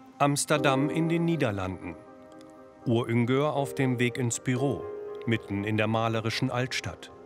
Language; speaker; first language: German; native; German